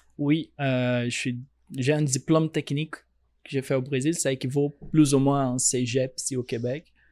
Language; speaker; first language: French; non-native, fluent; Portuguese